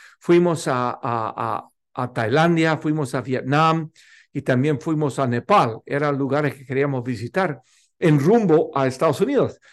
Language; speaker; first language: Spanish; non-native, local second language; English